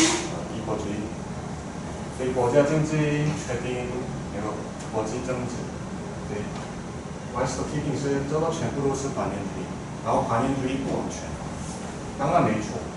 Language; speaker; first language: Chinese; non-native, fluent; Korean